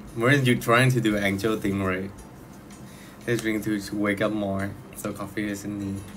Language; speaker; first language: English; non-native, learner; Thai